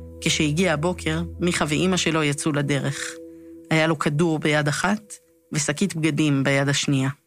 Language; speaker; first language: Hebrew; native; Hebrew